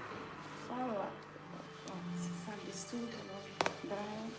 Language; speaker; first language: Dutch; non-native, learner; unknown